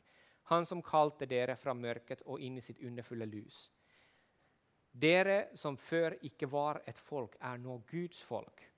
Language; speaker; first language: Swedish; non-native, local second language; Finnish